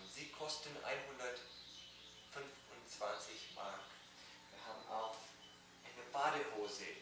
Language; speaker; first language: German; non-native, learner; English